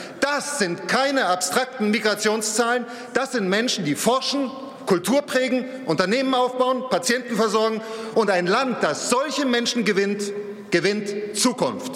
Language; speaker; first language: German; native; German